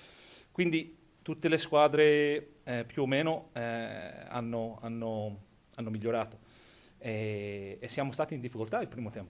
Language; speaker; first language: Italian; non-native, fluent; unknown